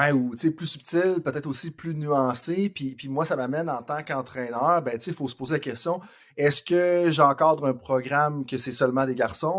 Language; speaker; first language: French; native; French